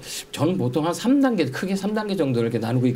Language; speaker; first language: Korean; native; Korean